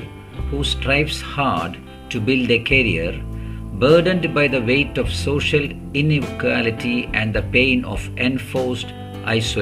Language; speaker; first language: English; non-native, local second language; Malayalam